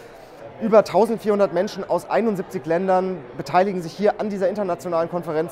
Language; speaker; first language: German; native; German